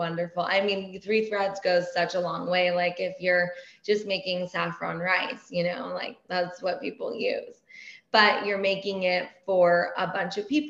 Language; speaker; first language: English; early bilingual, other home language; Persian